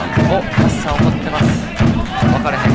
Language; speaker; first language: Japanese; native; Japanese